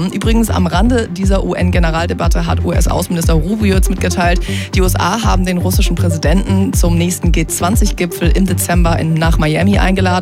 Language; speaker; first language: German; native; German